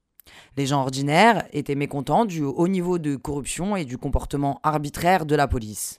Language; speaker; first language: French; native; French